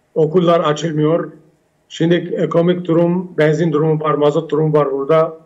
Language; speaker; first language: Turkish; early bilingual, heritage; Turkish